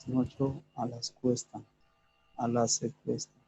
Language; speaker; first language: Spanish; non-native, learner; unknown